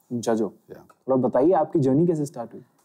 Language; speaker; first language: Hindi; native; Hindi